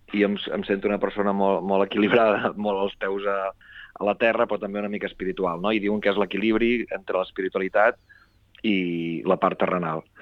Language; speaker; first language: Catalan; native; Catalan